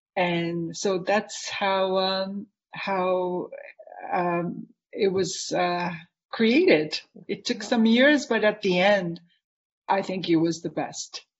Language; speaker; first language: English; non-native, fluent; Japanese